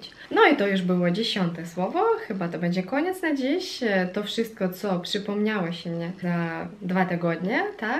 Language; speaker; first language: Polish; non-native, fluent; Russian